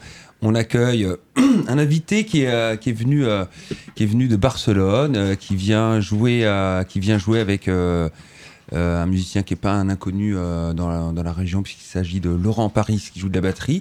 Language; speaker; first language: French; native; French